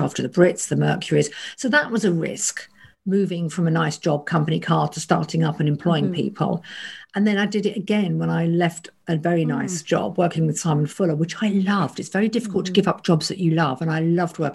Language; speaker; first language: English; native; English